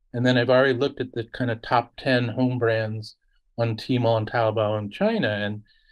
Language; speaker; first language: English; native; English